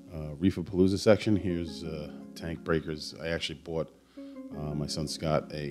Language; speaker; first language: English; native; English